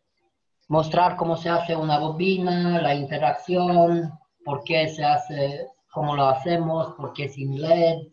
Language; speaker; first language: Spanish; non-native, fluent; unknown